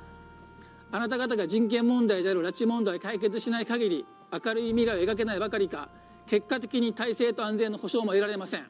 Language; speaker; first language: Japanese; native; Japanese